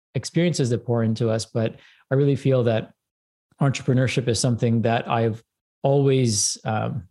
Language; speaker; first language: English; early bilingual, other home language; Hindi